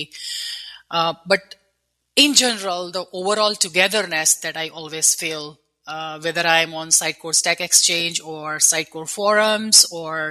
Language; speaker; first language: English; non-native, local second language; Gujarati